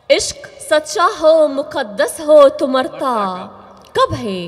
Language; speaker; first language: Urdu; non-native, fluent; Arabic